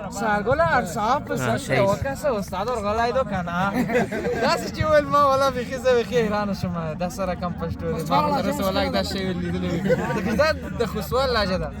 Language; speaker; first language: Pashto; non-native, local second language; Persian